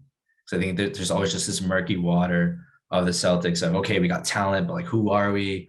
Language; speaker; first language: English; native; English